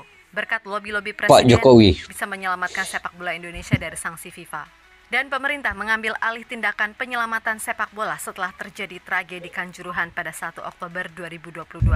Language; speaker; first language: Indonesian; native; Indonesian